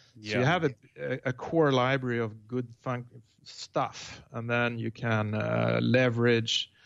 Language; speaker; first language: English; non-native, fluent; Swedish